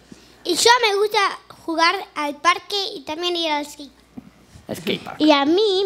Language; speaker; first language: Spanish; early bilingual, heritage; Spanish